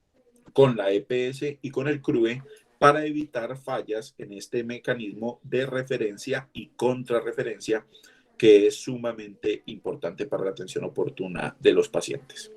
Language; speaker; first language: Spanish; native; Spanish